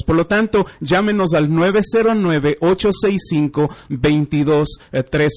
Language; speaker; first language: Spanish; native; Spanish